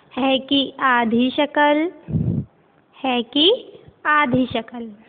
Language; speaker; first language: Hindi; native; Hindi